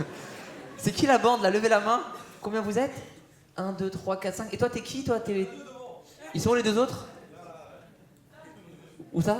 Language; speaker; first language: French; native; French